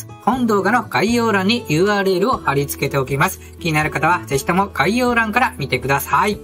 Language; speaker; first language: Japanese; native; Japanese